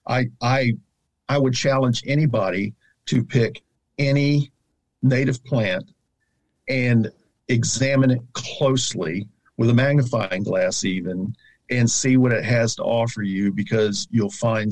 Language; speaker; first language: English; native; English